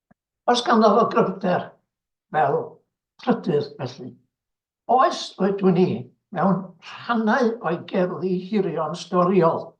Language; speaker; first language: Welsh; native; Welsh